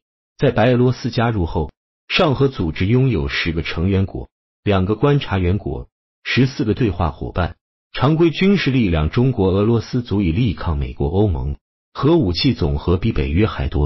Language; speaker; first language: Chinese; native; Chinese